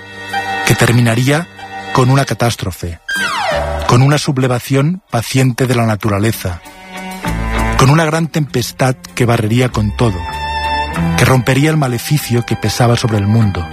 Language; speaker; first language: Spanish; native; Spanish